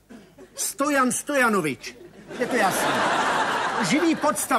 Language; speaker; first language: Czech; native; Czech